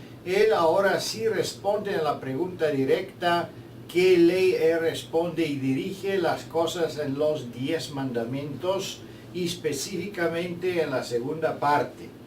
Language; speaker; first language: Spanish; non-native, fluent; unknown